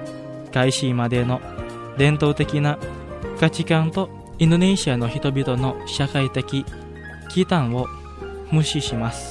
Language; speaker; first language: Japanese; non-native, fluent; Indonesian